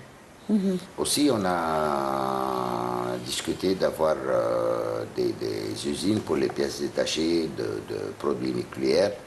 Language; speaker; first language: French; non-native, fluent; Arabic